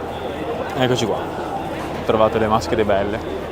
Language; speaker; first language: Italian; native; Italian